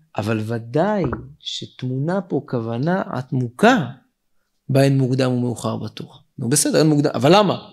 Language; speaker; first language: Hebrew; native; Hebrew